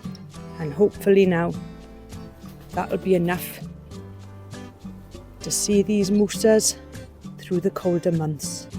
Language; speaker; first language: English; native; English